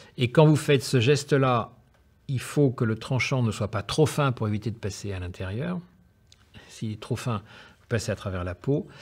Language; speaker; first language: French; native; French